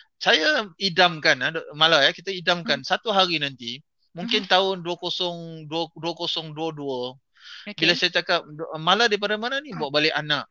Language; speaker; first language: Malay; native; Malay